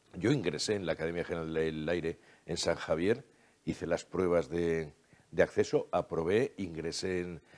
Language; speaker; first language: Spanish; native; Spanish